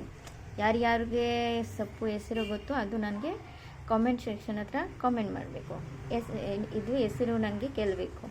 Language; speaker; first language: Kannada; non-native, local second language; Bangla